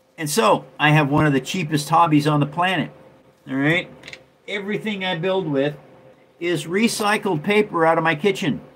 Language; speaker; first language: English; native; English